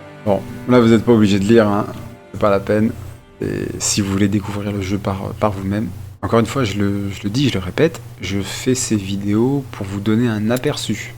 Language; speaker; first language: French; native; French